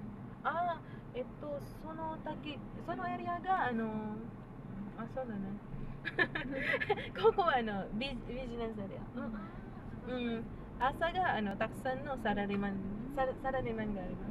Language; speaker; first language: Japanese; non-native, learner; Filipino